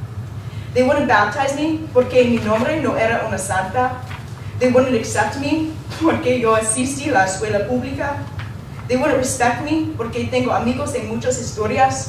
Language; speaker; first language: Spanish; non-native, learner; English